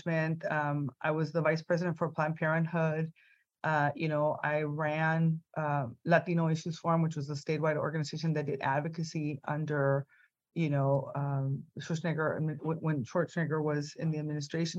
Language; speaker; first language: English; non-native, fluent; Spanish